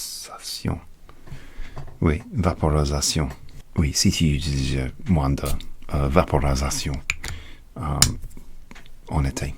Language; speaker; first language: French; non-native, learner; English